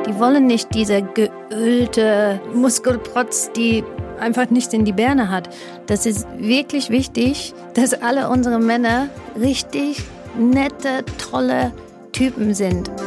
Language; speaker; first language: German; non-native, fluent; English